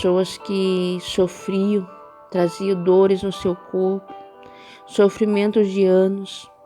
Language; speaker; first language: Portuguese; native; Portuguese